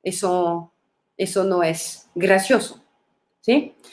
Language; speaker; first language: Spanish; non-native, fluent; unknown